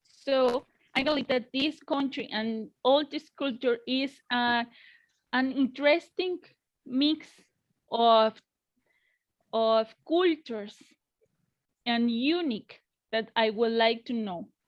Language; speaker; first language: English; non-native, learner; Spanish